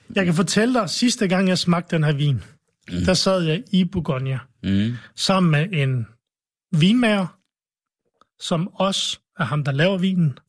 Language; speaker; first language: Danish; native; Danish